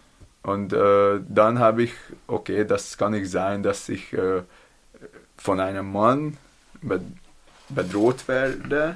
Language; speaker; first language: German; non-native, learner; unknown